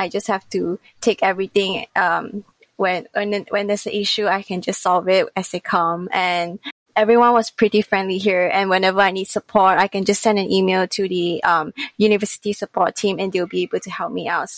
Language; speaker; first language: English; non-native, local second language; Chinese